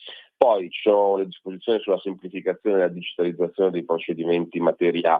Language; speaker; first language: Italian; native; Italian